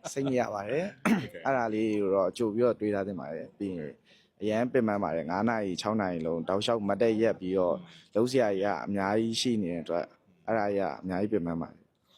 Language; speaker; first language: Burmese; native; Burmese